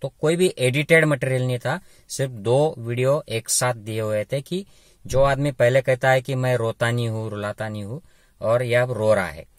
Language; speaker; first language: Hindi; non-native, local second language; Marathi